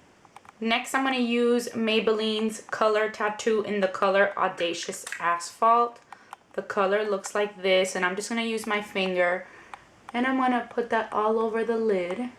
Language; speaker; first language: English; native; English